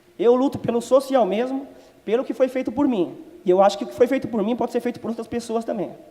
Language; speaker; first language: Portuguese; native; Portuguese